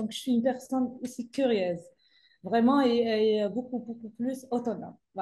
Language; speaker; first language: French; non-native, local second language; Arabic